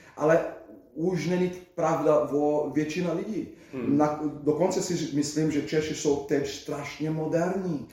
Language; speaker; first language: Czech; non-native, fluent; Portuguese